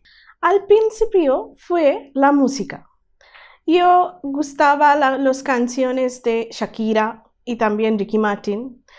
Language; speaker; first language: Spanish; non-native, learner; Bangla